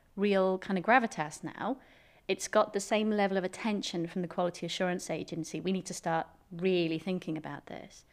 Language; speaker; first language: English; native; English